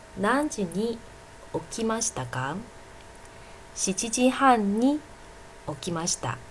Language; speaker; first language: Japanese; non-native, fluent; Chinese